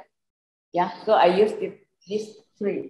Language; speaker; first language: English; non-native, fluent; Indonesian